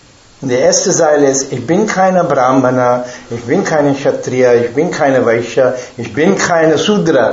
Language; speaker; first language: German; non-native, fluent; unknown